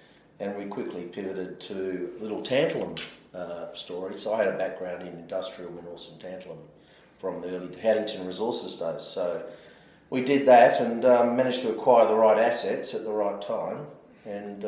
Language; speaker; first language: English; native; English